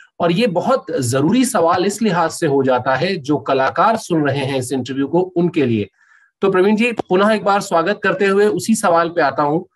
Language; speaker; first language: Hindi; native; Hindi